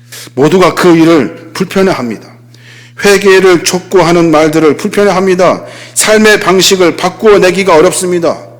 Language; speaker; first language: Korean; native; Korean